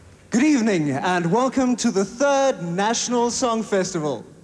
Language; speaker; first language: English; non-native, local second language; Afrikaans